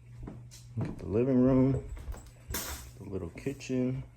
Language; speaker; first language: English; native; English